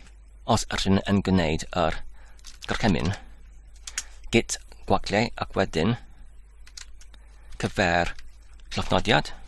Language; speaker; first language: Welsh; non-native, learner; Polish